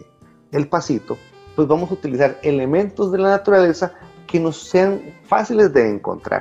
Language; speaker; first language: Spanish; native; Spanish